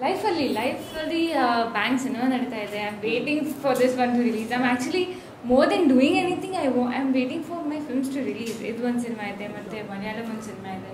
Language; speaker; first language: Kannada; non-native, fluent; Hindi